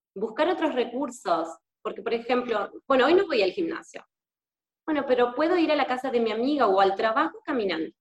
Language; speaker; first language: Spanish; native; Spanish